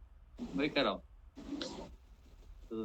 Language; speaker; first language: Portuguese; native; Portuguese